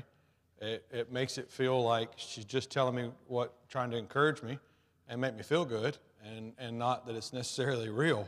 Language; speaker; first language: English; native; English